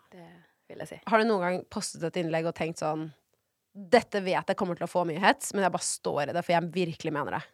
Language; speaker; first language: Norwegian; native; Norwegian